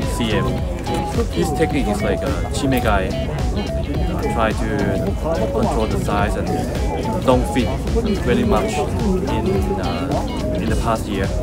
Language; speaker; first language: English; non-native, learner; Japanese